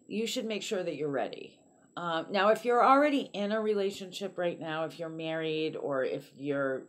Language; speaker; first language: English; native; English